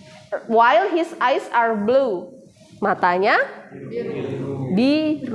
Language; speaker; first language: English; non-native, fluent; Indonesian